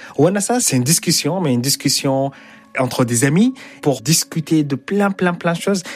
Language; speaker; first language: French; non-native, fluent; Arabic